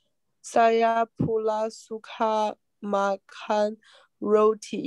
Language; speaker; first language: Indonesian; non-native, learner; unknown